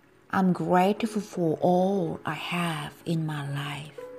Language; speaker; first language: English; non-native, fluent; Korean